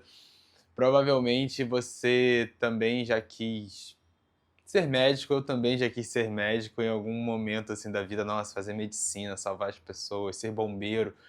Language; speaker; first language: Portuguese; native; Portuguese